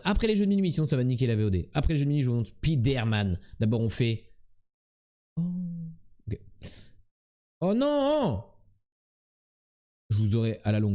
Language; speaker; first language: French; native; French